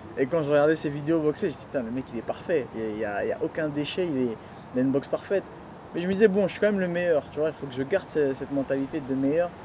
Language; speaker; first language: French; early bilingual, other home language; Duala